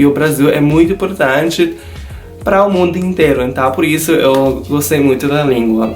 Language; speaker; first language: Portuguese; non-native, learner; English